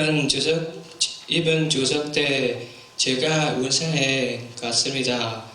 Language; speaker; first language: Korean; non-native, learner; Vietnamese